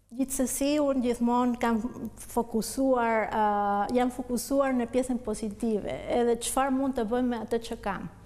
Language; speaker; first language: Albanian; non-native, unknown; Spanish